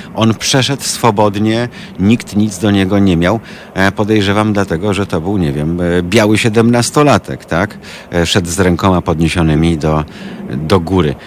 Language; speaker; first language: Polish; native; Polish